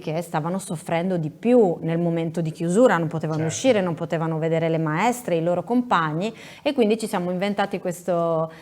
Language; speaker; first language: Italian; native; Italian